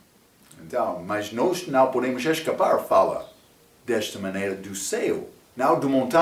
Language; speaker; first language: Portuguese; non-native, fluent; English